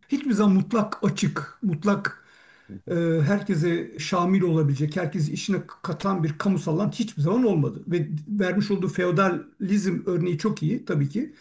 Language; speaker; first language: Turkish; native; Turkish